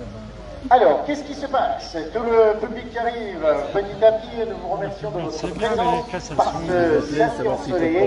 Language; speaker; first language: French; native; French